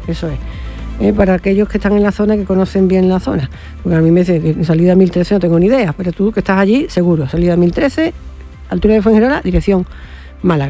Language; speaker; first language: Spanish; native; Spanish